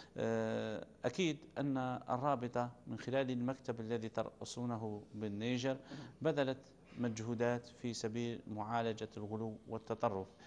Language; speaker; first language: Arabic; native; Arabic